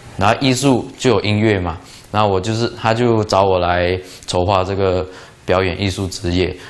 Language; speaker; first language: Chinese; native; Chinese